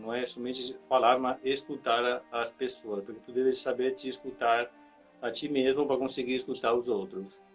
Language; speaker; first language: Portuguese; non-native, fluent; Italian